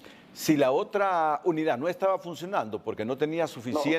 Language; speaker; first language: Spanish; native; Spanish